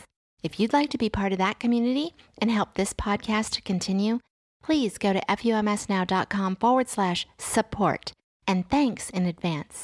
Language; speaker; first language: English; native; English